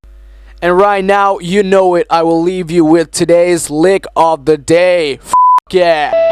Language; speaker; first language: English; non-native, fluent; Finnish